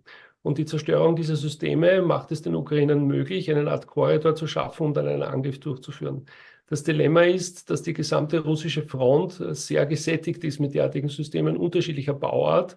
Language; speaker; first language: German; native; German